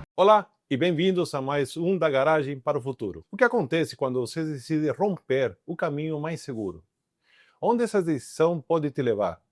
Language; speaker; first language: Portuguese; native; Portuguese